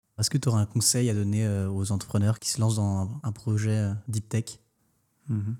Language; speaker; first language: French; native; French